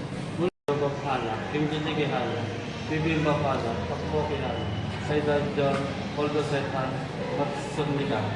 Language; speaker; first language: Korean; non-native, learner; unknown